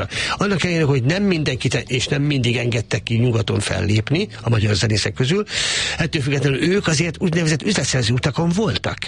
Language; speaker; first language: Hungarian; native; Hungarian